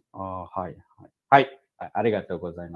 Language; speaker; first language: Japanese; non-native, fluent; Malay